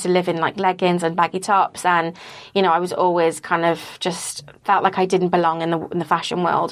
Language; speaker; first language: English; native; English